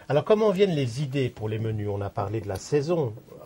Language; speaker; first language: French; native; French